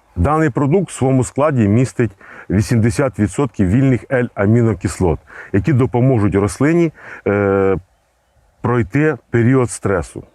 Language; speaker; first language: Ukrainian; native; Ukrainian